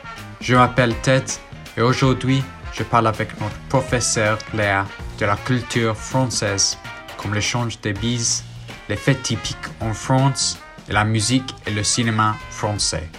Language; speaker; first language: French; non-native, fluent; English